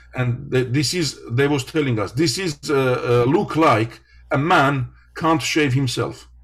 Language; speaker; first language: English; non-native, fluent; Armenian